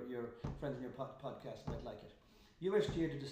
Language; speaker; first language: English; native; English